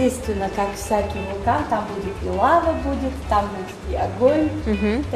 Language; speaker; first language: Russian; native; Russian